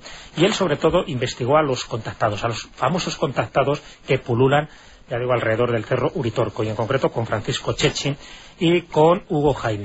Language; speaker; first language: Spanish; native; Spanish